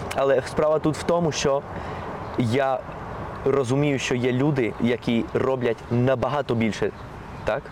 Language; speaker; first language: Ukrainian; non-native, fluent; Spanish